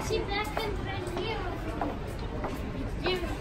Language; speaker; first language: Russian; early bilingual, heritage; Russian